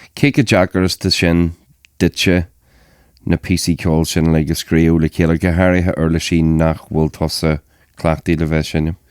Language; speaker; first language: Irish; native; Irish